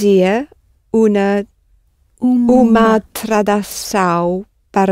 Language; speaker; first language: Portuguese; non-native, learner; English